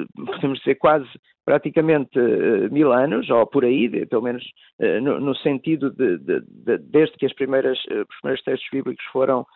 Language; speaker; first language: Portuguese; native; Portuguese